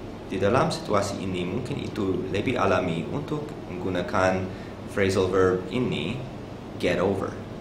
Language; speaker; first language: Indonesian; non-native, learner; English